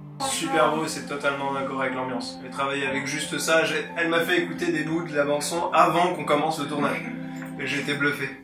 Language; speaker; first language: French; native; French